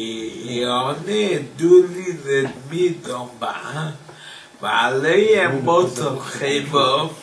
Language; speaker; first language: French; non-native, fluent; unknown